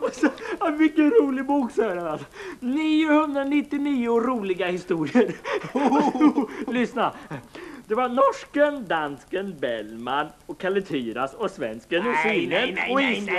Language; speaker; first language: Swedish; native; Swedish